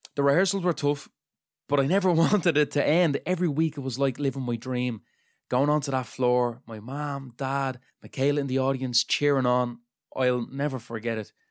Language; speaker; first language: English; native; English